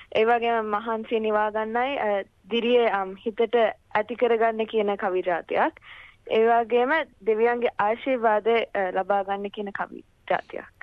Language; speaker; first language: Sinhala; early bilingual, heritage; Sinhala